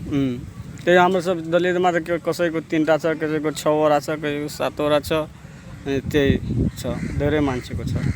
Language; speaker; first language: Nepali; non-native, local second language; Bhojpuri